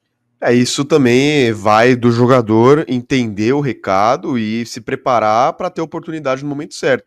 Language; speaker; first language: Portuguese; native; Portuguese